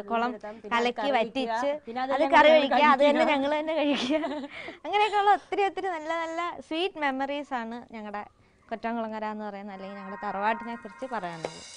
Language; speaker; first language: Malayalam; native; Malayalam